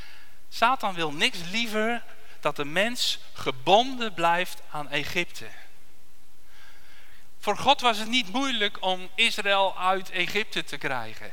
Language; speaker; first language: Dutch; native; Dutch